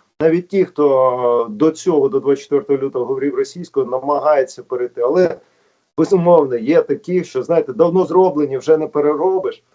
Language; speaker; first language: Ukrainian; non-native, local second language; Russian